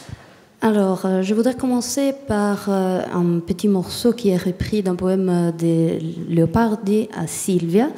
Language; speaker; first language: French; non-native, fluent; Italian